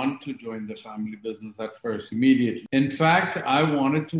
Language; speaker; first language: English; non-native, local second language; Hindi